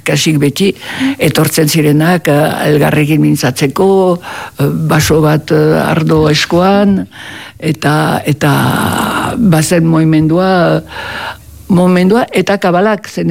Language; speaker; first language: Basque; native; Basque